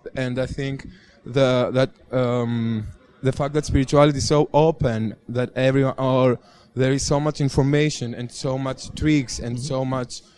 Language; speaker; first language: English; non-native, fluent; Greek